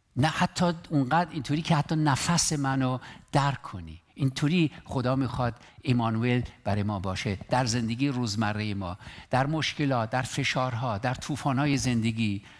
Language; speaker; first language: Persian; non-native, local second language; Armenian